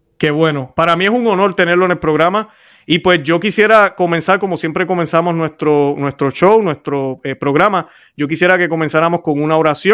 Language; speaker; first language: Spanish; native; Spanish